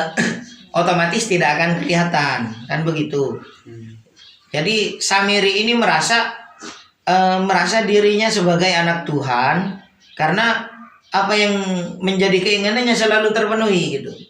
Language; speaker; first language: Indonesian; native; Indonesian